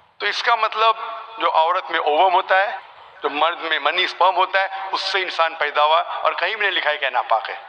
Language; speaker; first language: Urdu; non-native, local second language; Konkani